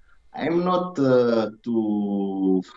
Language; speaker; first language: English; non-native, learner; Romanian